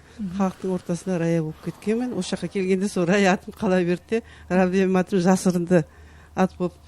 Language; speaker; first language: Kazakh; non-native, local second language; Uyghur